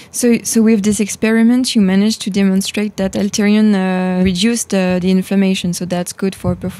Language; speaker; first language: English; non-native, fluent; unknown